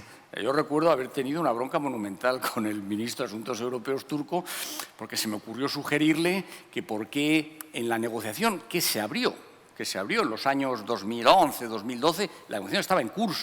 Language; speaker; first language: Spanish; native; Spanish